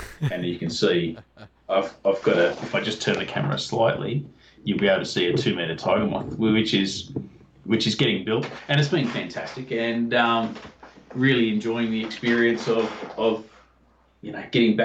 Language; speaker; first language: English; native; English